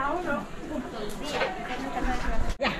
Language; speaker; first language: Spanish; native; Spanish